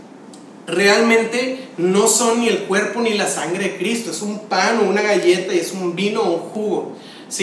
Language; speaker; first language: Spanish; native; Spanish